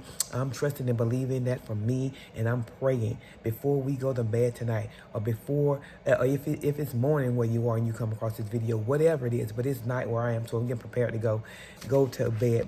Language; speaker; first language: English; native; English